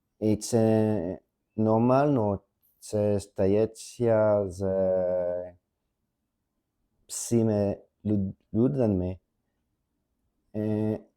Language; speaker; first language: Ukrainian; non-native, learner; French